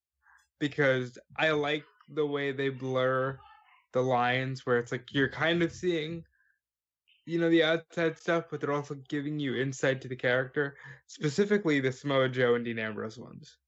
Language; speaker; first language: English; native; English